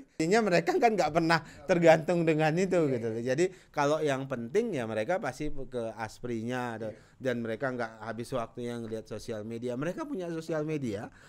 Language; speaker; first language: Indonesian; native; Indonesian